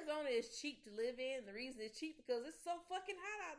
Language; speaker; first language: English; native; English